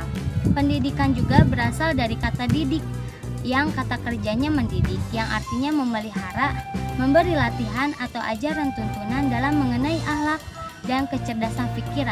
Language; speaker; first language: Indonesian; native; Indonesian